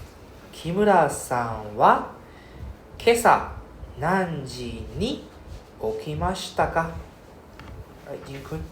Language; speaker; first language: Japanese; non-native, fluent; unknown